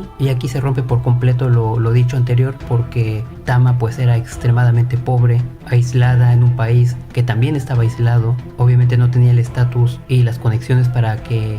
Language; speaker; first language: Spanish; native; Spanish